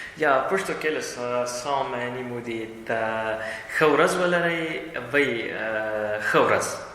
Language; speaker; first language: Estonian; non-native, learner; Pashto